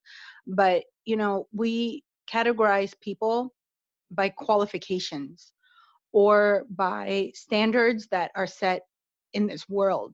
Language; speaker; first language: English; native; English